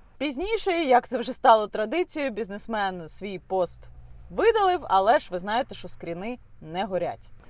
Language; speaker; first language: Ukrainian; non-native, local second language; Russian